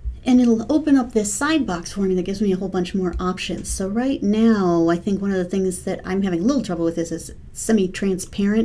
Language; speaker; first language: English; native; English